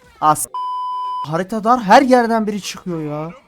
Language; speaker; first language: Turkish; native; Turkish